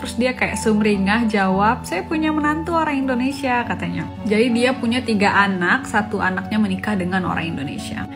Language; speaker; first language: Indonesian; native; Indonesian